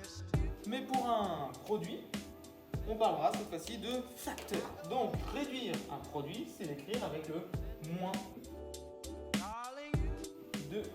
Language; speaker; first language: French; native; French